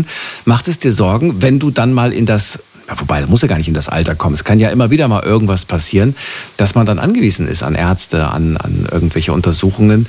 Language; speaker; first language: German; native; German